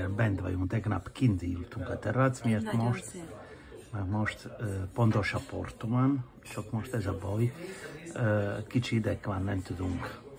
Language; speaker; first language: Hungarian; non-native, learner; Italian